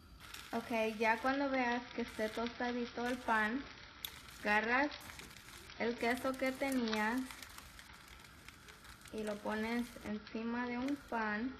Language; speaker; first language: Spanish; early bilingual, heritage; Spanish